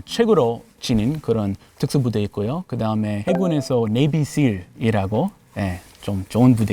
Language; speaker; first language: Korean; non-native, fluent; English